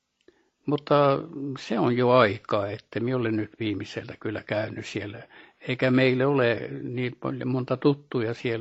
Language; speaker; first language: Finnish; early bilingual, heritage; Finnish